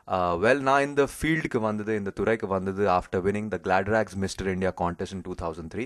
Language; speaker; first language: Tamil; early bilingual, heritage; Tamil